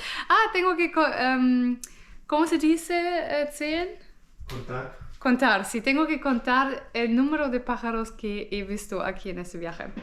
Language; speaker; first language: Spanish; non-native, fluent; German